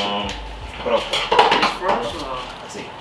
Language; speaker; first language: Spanish; non-native, learner; English